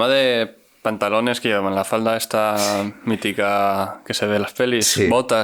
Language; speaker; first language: Spanish; native; Spanish